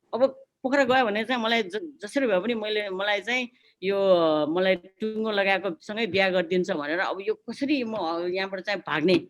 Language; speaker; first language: Nepali; native; Nepali